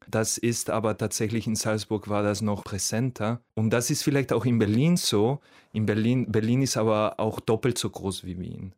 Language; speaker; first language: German; non-native, fluent; Spanish